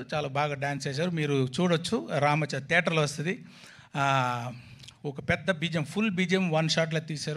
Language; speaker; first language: Telugu; non-native, learner; Tamil